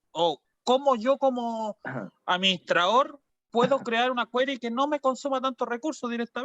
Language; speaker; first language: Spanish; native; Spanish